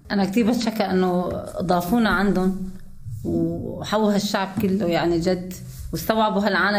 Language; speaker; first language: German; non-native, learner; Arabic